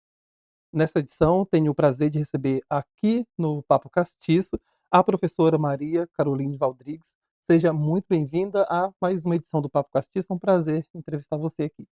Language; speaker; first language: Portuguese; native; Portuguese